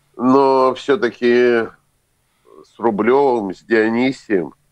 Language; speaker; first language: Russian; native; Russian